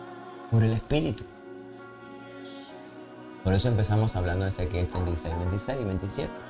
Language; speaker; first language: Spanish; native; Spanish